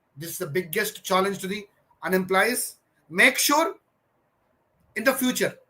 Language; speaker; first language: English; non-native, local second language; Telugu